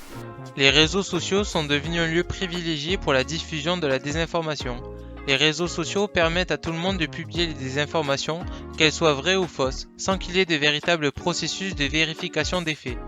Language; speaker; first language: French; native; French